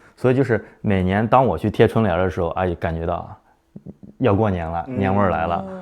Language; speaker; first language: Chinese; native; Chinese